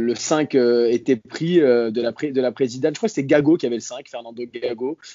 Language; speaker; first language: French; native; French